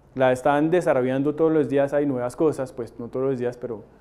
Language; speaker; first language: Spanish; non-native, fluent; French